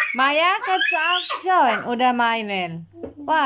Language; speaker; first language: German; non-native, learner; Cebuano